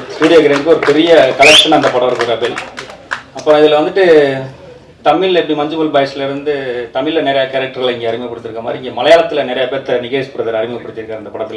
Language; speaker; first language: Tamil; native; Tamil